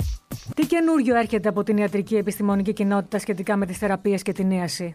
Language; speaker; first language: Greek; native; Greek